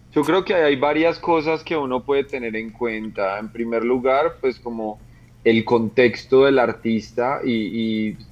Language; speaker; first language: Spanish; native; Spanish